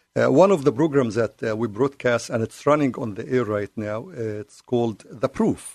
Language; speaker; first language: English; non-native, fluent; Arabic